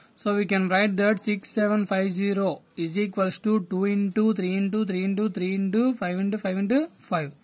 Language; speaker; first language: English; non-native, local second language; Telugu